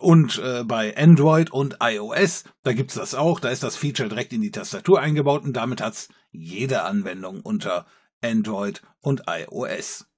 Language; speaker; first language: German; native; German